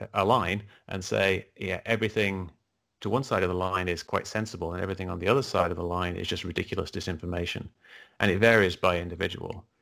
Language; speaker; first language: English; native; English